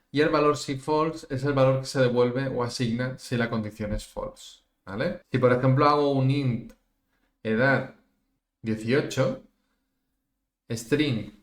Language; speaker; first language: Spanish; native; Spanish